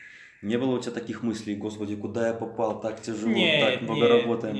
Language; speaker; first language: Russian; native; Russian